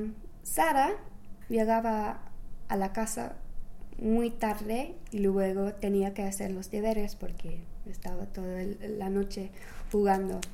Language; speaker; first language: Spanish; non-native, fluent; English